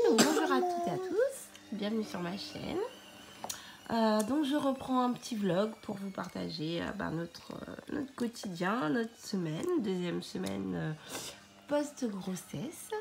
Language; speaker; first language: French; native; French